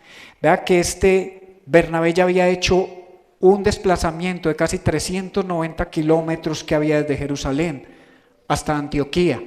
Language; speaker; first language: Spanish; native; Spanish